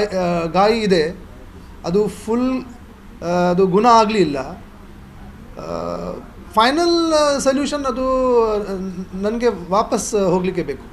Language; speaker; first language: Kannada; non-native, learner; Kashmiri